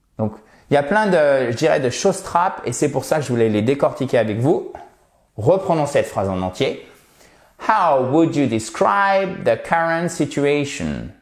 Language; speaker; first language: French; native; French